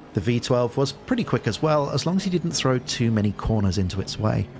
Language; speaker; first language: English; native; English